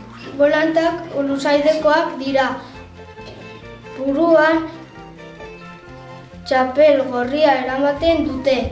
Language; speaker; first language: Basque; non-native, local second language; Spanish